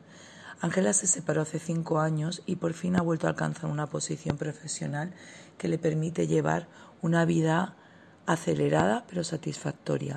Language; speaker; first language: Spanish; native; Spanish